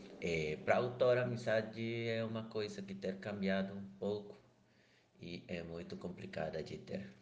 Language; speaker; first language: Portuguese; non-native, learner; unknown